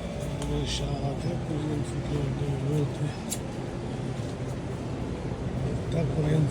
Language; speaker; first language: Hindi; non-native, local second language; Tibetan